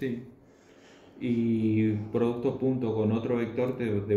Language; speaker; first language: Spanish; native; Spanish